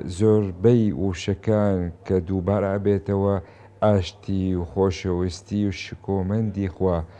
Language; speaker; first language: Central Kurdish; non-native, local second language; Syriac